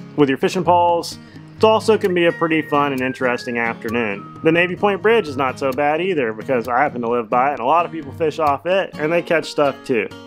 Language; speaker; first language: English; native; English